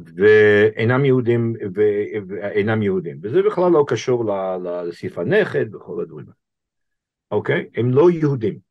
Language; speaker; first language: Hebrew; non-native, fluent; English